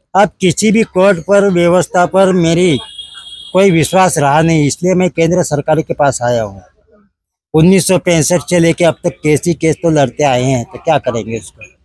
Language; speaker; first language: Hindi; non-native, local second language; Marathi